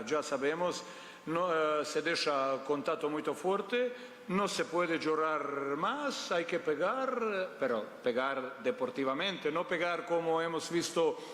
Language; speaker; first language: Spanish; non-native, fluent; Portuguese